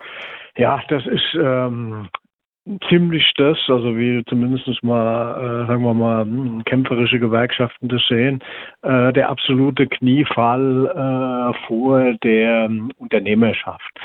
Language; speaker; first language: German; native; German